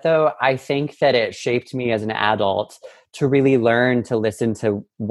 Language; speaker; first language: English; native; English